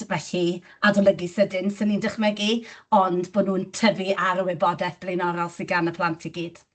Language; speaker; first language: Welsh; native; Welsh